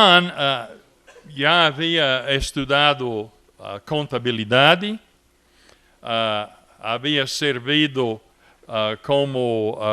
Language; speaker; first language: Portuguese; non-native, fluent; English